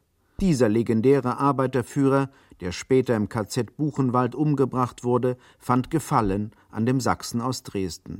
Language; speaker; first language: German; native; German